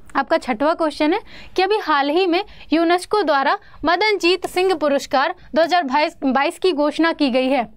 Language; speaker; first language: Hindi; native; Hindi